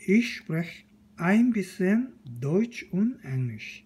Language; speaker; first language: German; non-native, fluent; Korean